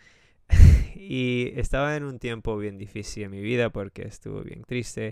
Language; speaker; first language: Spanish; non-native, fluent; English